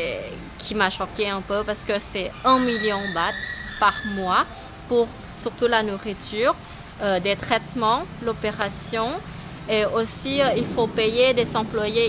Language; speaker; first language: French; non-native, learner; Thai